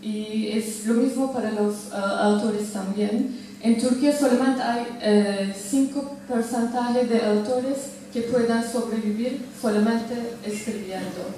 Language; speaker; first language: Spanish; non-native, fluent; Turkish